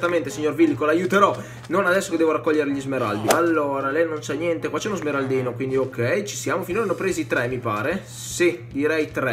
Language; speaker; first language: Italian; native; Italian